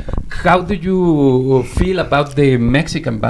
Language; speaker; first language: English; non-native, learner; Spanish